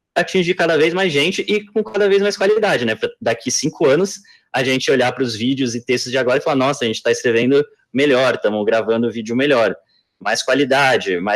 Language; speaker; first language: Portuguese; native; Portuguese